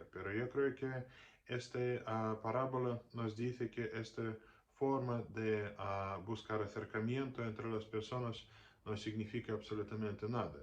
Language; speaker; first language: Spanish; non-native, fluent; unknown